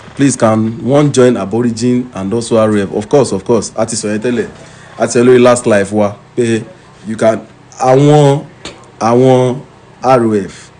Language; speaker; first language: English; non-native, local second language; Yoruba